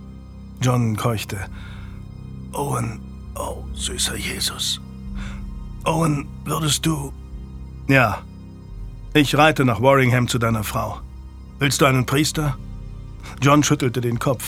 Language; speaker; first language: German; native; German